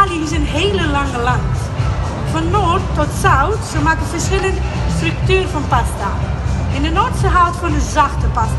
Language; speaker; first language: Dutch; non-native, learner; Italian